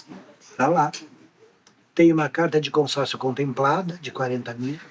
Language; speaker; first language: Portuguese; native; Portuguese